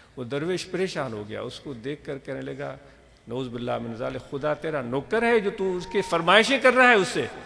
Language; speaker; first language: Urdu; non-native, local second language; Sindhi